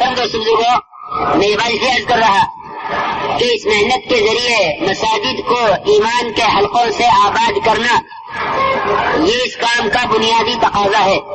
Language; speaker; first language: Urdu; native; Urdu